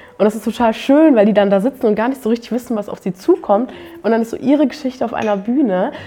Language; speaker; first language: German; native; German